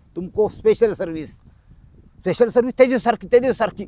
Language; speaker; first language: Hindi; non-native, local second language; Marathi